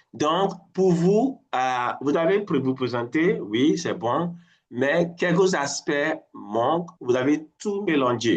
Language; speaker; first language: French; non-native, fluent; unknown